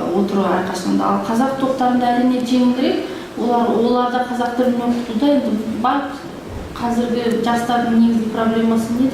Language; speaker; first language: Kazakh; non-native, local second language; Russian